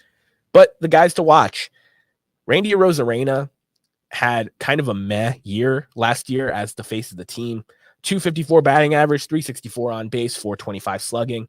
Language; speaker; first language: English; native; English